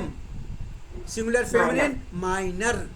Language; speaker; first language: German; non-native, fluent; Hindi